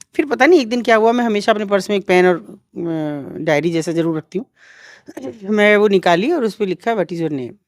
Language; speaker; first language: Hindi; native; Hindi